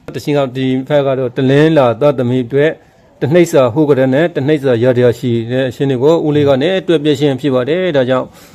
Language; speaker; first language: Burmese; native; Burmese